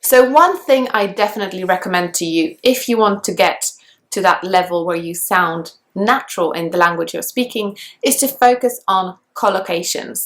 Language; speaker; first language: English; non-native, fluent; Polish